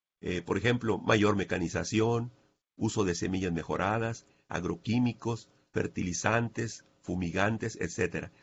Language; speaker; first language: Spanish; native; Spanish